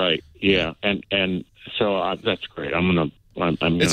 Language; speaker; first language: English; native; English